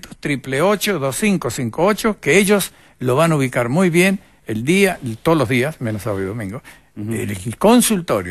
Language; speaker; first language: Spanish; native; Spanish